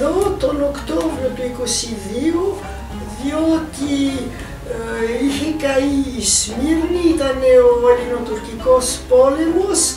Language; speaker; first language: Greek; early bilingual, heritage; Greek